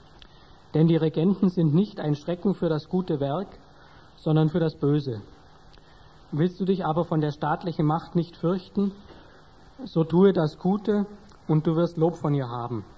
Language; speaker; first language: German; native; German